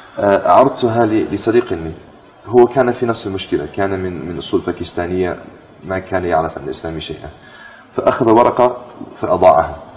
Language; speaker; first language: Arabic; non-native, fluent; English